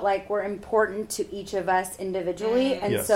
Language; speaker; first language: English; native; English